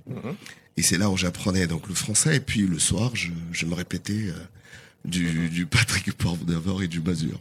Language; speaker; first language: French; non-native, fluent; Portuguese